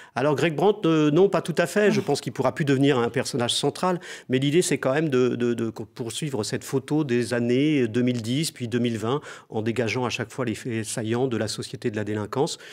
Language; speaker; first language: French; native; French